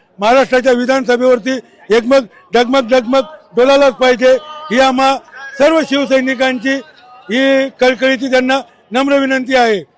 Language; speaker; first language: Marathi; native; Marathi